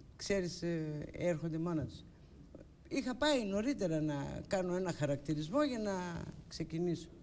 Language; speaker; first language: Greek; native; Greek